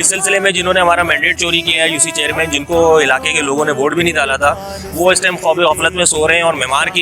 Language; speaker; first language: Urdu; native; Urdu